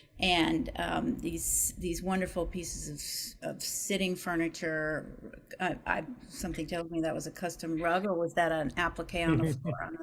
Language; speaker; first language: English; native; English